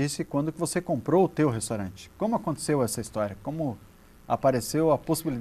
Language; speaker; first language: Portuguese; native; Portuguese